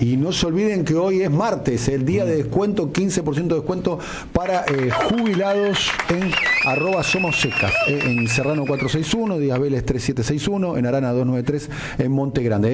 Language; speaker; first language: Spanish; native; Spanish